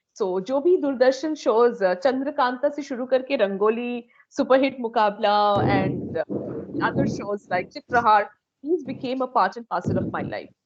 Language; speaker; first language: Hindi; non-native, local second language; Bangla